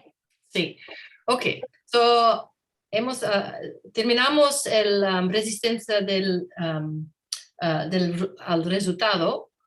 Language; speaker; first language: Spanish; non-native, learner; English